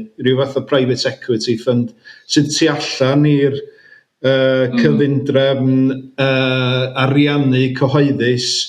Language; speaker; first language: Welsh; native; Welsh